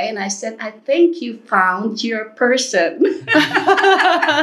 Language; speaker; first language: English; non-native, local second language; Filipino